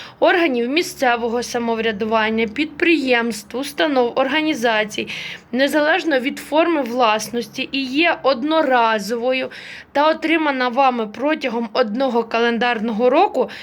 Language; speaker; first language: Ukrainian; native; Ukrainian